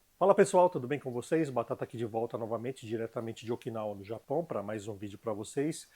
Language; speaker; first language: Portuguese; native; Portuguese